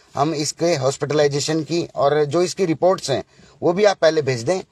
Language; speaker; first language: Hindi; native; Hindi